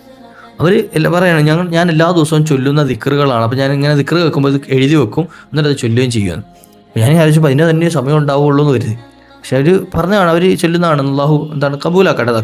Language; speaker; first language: Malayalam; native; Malayalam